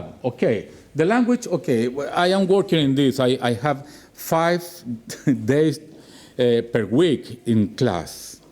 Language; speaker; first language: English; non-native, learner; Spanish